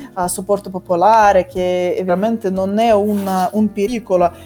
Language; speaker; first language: Italian; non-native, fluent; Russian